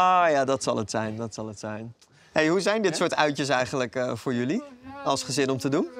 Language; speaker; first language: Dutch; native; Dutch